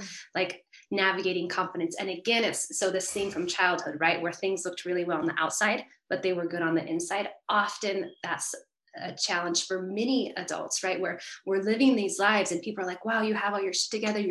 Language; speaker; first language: English; native; English